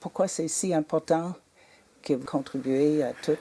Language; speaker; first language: French; native; French